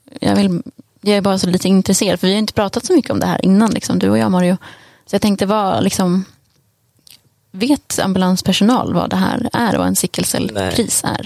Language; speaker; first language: Swedish; native; Swedish